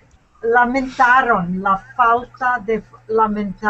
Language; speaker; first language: Spanish; non-native, learner; English